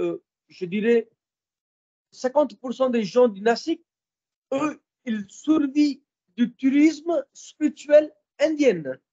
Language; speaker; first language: French; non-native, fluent; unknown